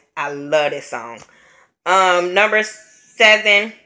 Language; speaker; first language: English; native; English